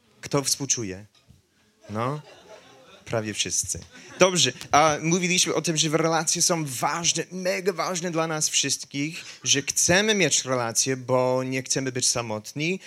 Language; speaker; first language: Polish; non-native, fluent; English